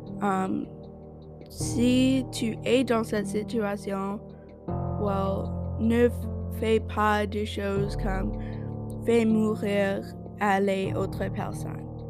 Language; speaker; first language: French; non-native, learner; English